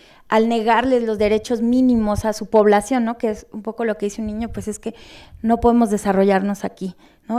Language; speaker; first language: Spanish; native; Spanish